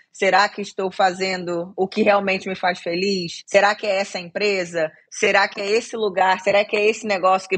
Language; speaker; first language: Portuguese; native; Portuguese